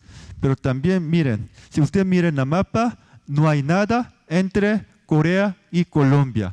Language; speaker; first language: Spanish; non-native, fluent; Korean